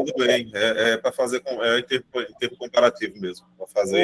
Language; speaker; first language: Portuguese; native; Portuguese